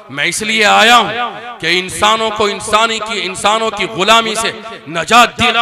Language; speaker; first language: Urdu; native; Urdu